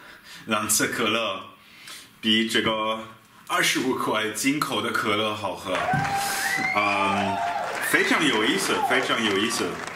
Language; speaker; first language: Chinese; non-native, fluent; German